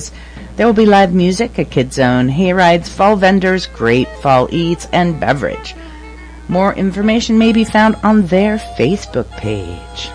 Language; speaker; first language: English; native; English